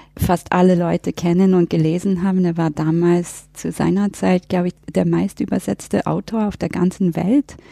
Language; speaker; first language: German; non-native, fluent; English